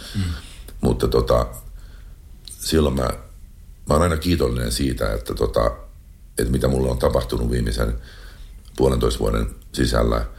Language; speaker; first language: Finnish; native; Finnish